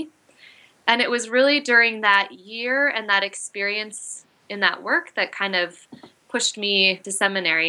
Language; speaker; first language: English; native; English